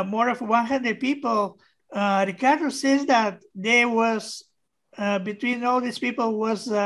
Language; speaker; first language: English; non-native, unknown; Bulgarian